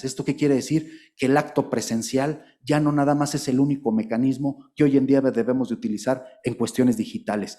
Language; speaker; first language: Spanish; native; Spanish